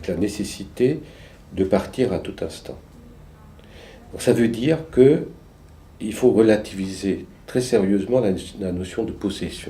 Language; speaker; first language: French; early bilingual, other home language; Romanian